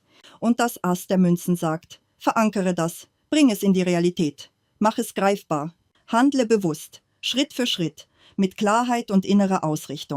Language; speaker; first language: German; native; German